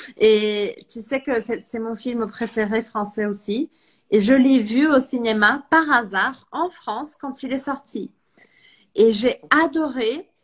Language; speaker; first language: French; non-native, fluent; Portuguese